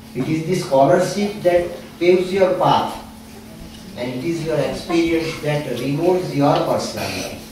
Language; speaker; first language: English; non-native, local second language; Gujarati